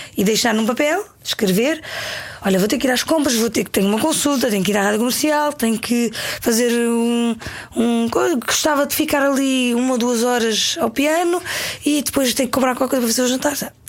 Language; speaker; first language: Portuguese; native; Portuguese